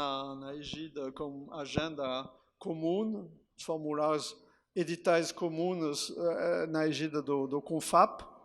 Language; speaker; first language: Portuguese; non-native, fluent; French